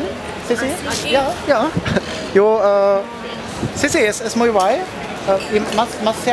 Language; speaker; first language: Spanish; non-native, learner; German